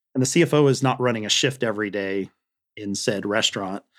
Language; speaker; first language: English; native; English